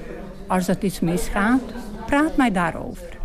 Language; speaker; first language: Dutch; non-native, learner; Bosnian